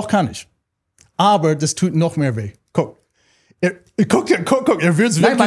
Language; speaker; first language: German; non-native, fluent; English